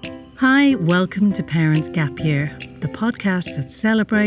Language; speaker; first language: English; native; English